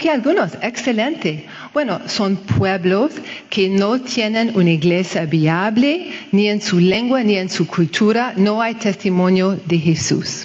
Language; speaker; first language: Spanish; non-native, fluent; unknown